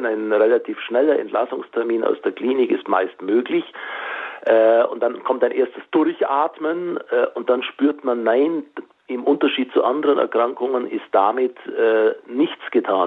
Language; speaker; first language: German; native; German